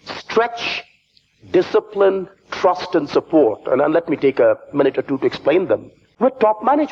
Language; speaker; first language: English; non-native, local second language; Bangla